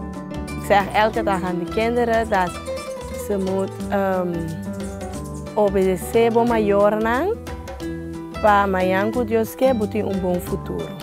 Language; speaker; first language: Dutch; non-native, local second language; Papiamento